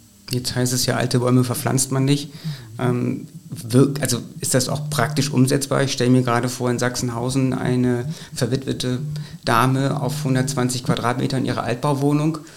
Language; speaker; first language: German; native; German